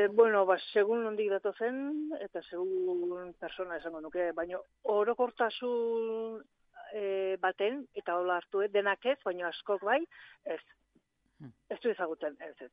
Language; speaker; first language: Basque; non-native, local second language; Spanish